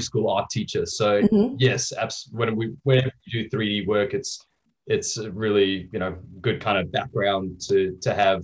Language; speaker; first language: English; native; English